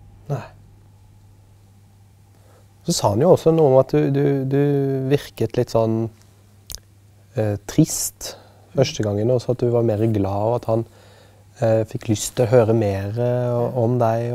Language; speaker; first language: Norwegian; native; Norwegian